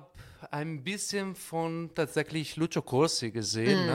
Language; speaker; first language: German; non-native, fluent; Italian